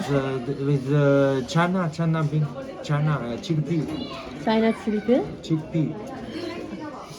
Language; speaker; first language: English; non-native, fluent; Chinese